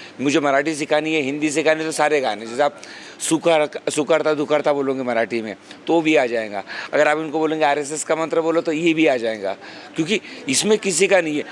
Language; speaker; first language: Hindi; non-native, local second language; Marathi